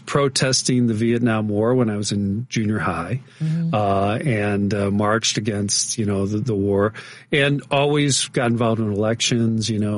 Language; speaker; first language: English; native; English